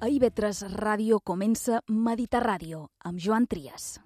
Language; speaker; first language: Catalan; native; Catalan